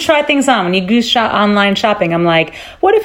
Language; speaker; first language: English; early bilingual, other home language; Dutch